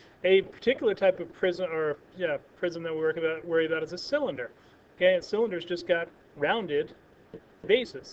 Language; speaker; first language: English; native; English